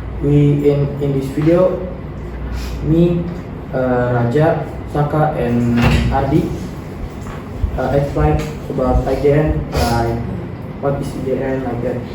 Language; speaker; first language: English; non-native, learner; Indonesian